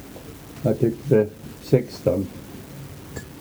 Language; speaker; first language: Swedish; early bilingual, heritage; Swedish